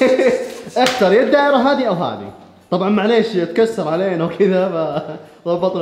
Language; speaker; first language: Arabic; native; Arabic